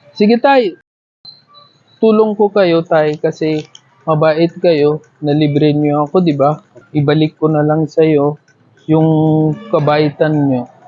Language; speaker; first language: Filipino; non-native, learner; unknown